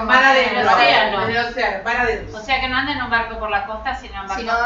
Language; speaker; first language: Spanish; native; Spanish